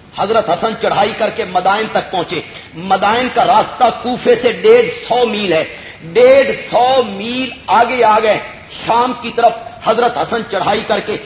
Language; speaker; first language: Urdu; non-native, local second language; Punjabi